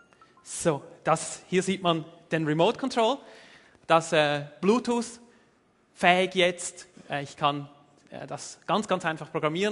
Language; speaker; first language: German; native; German